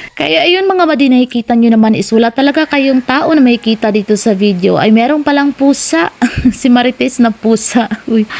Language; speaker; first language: Filipino; non-native, local second language; Cebuano